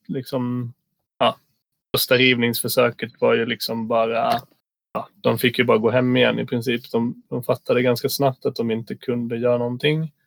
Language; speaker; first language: Swedish; native; Swedish